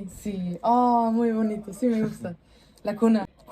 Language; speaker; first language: Spanish; non-native, learner; German